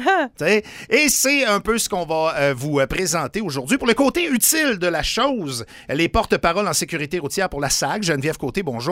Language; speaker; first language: French; native; French